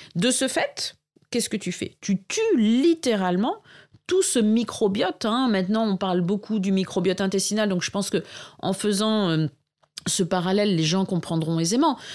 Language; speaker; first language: French; native; French